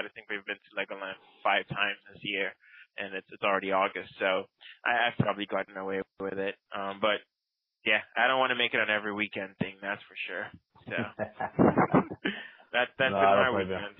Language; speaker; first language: English; non-native, local second language; Akan